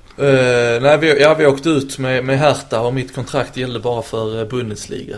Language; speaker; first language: Swedish; native; Swedish